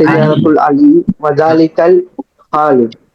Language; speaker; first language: Arabic; non-native, learner; Tamil